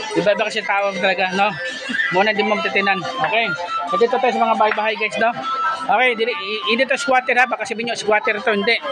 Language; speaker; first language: Filipino; non-native, local second language; Cebuano